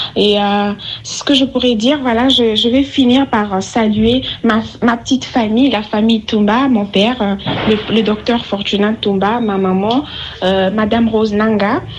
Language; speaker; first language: French; non-native, local second language; Lingala